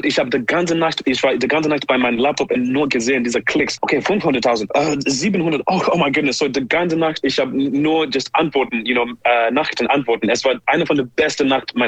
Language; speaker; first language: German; non-native, fluent; English